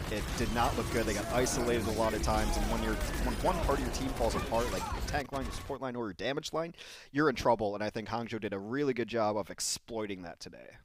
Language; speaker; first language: English; native; English